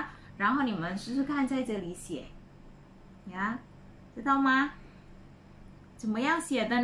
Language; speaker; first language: Chinese; non-native, fluent; Indonesian